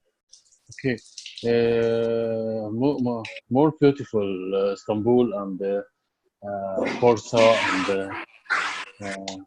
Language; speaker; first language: English; non-native, learner; Arabic